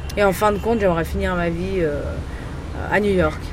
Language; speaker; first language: French; native; French